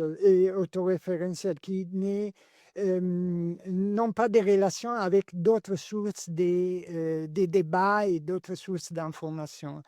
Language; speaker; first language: French; non-native, learner; Italian